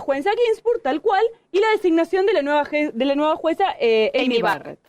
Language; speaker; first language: Spanish; native; Spanish